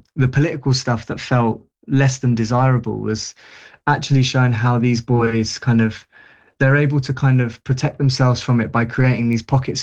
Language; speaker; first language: English; native; English